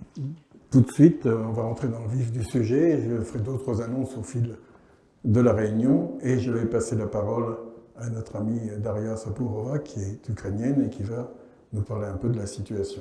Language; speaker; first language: French; native; French